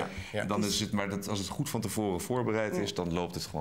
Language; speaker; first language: Dutch; native; Dutch